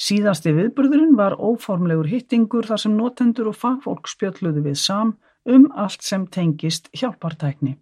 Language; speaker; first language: Icelandic; native; Icelandic